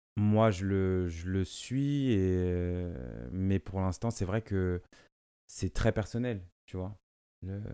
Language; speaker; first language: French; non-native, local second language; Lingala